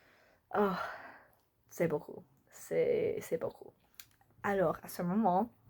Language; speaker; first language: French; non-native, learner; English